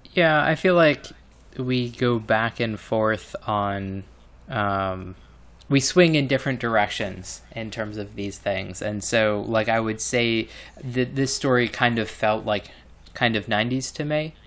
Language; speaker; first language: English; native; English